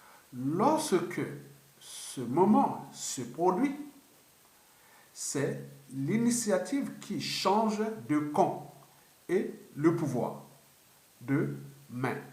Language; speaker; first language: French; non-native, local second language; Lingala